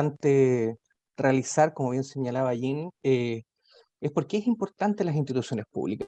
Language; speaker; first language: Spanish; native; Spanish